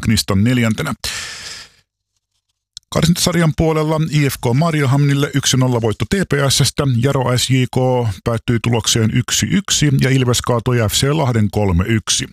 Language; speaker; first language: Finnish; native; Finnish